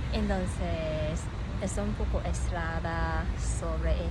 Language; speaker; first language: Spanish; non-native, learner; Cantonese